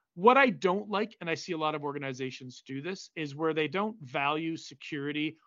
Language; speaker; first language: English; native; English